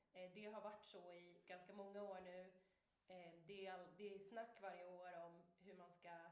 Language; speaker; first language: Swedish; native; Swedish